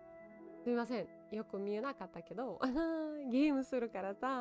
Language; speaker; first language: Japanese; non-native, learner; Russian